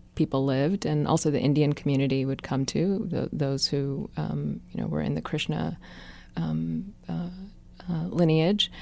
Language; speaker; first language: English; native; English